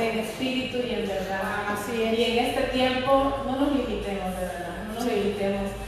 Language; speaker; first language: Spanish; native; Spanish